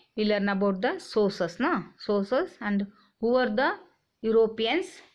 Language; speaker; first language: English; non-native, local second language; Kannada